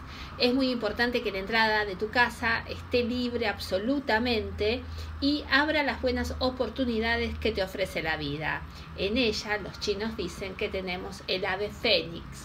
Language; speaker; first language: Spanish; native; Spanish